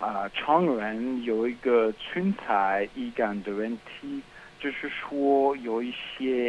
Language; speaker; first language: Chinese; non-native, fluent; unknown